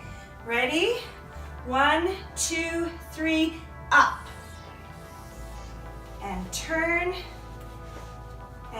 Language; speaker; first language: English; native; English